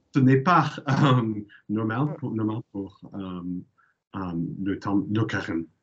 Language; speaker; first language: French; non-native, learner; English